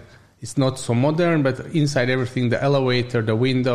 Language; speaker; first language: English; non-native, learner; Hungarian